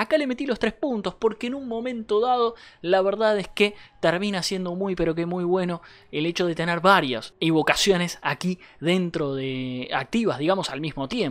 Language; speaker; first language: Spanish; native; Spanish